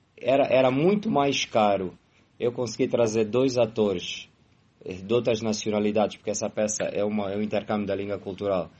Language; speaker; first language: Portuguese; native; Portuguese